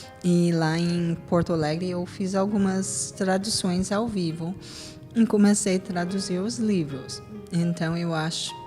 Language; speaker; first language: Portuguese; non-native, fluent; English